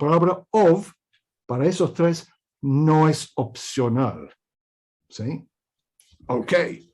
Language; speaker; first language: Spanish; non-native, fluent; English